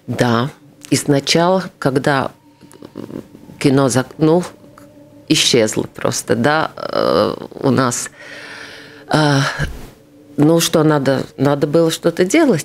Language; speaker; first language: Russian; non-native, local second language; Latvian